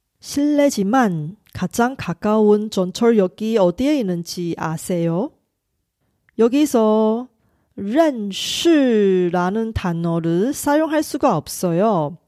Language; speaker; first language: Korean; non-native, fluent; Chinese